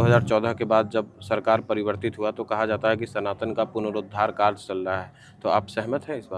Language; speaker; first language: Hindi; native; Hindi